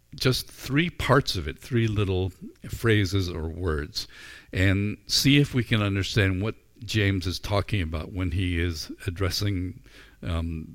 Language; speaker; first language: English; native; English